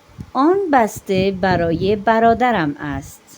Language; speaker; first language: Persian; non-native, fluent; Urdu